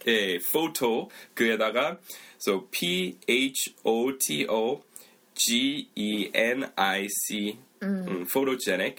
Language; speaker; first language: English; native; English